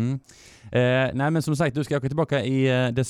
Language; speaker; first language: Swedish; native; Swedish